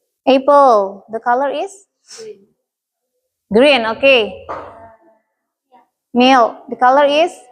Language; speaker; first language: English; non-native, learner; Indonesian